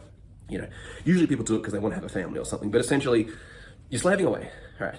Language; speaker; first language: English; native; English